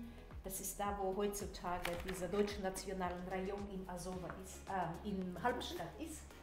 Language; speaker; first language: German; early bilingual, heritage; German